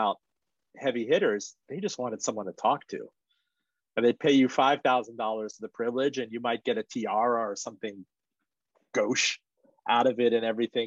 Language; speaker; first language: English; early bilingual, other home language; Persian